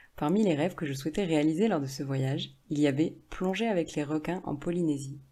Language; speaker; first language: French; native; French